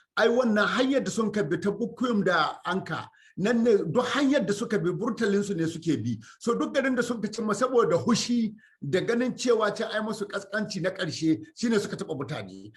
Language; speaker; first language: Hausa; native; Hausa